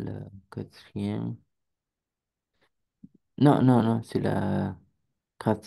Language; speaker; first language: French; non-native, learner; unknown